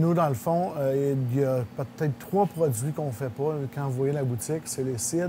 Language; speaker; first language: French; native; French